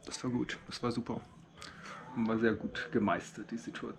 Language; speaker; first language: German; native; German